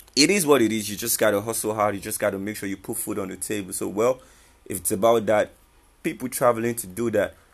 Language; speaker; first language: English; non-native, local second language; Yoruba